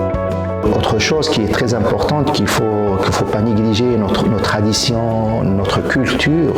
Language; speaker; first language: French; non-native, local second language; Arabic